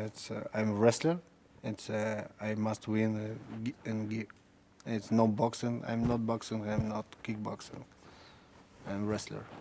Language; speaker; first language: English; non-native, learner; Russian